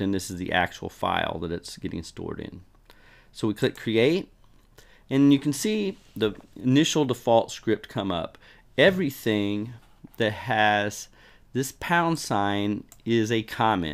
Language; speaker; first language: English; native; English